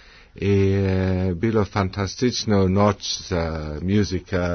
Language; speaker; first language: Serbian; non-native, learner; English